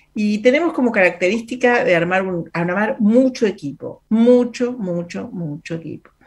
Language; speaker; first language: Spanish; native; Spanish